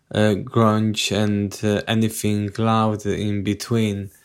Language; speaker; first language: English; non-native, fluent; Polish